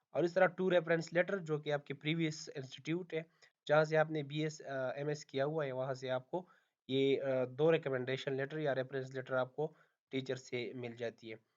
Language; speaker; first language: Hindi; non-native, local second language; Punjabi